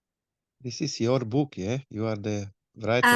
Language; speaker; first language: English; non-native, learner; Slovak